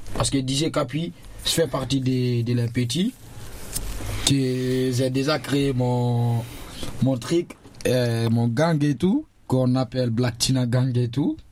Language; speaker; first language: French; non-native, local second language; Susu